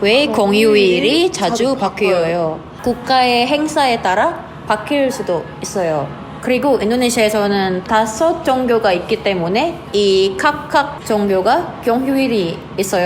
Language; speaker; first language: Korean; non-native, fluent; Indonesian